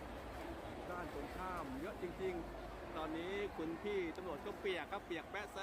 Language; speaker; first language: Thai; native; Thai